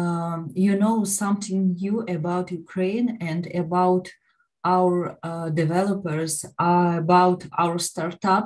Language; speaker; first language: English; non-native, learner; Ukrainian